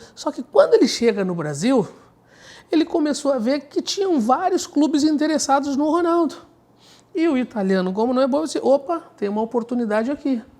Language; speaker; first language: Portuguese; native; Portuguese